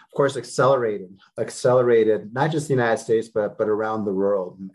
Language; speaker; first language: English; native; English